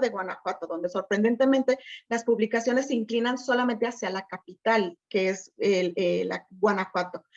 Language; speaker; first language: Spanish; native; Spanish